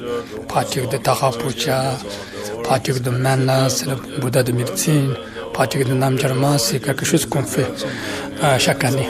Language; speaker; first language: French; non-native, fluent; Tibetan